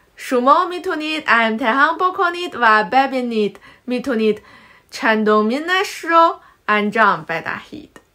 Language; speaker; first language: Persian; non-native, fluent; Chinese